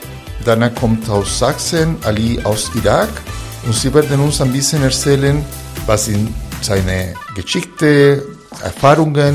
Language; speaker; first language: German; non-native, fluent; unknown